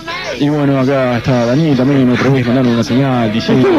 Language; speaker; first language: Spanish; native; Spanish